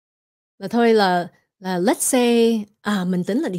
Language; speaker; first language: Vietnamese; early bilingual, heritage; Vietnamese